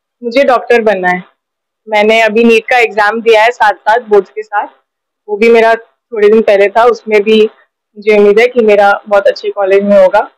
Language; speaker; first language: Hindi; native; Hindi